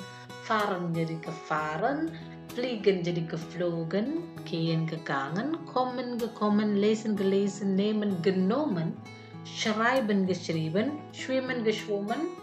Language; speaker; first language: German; non-native, fluent; Indonesian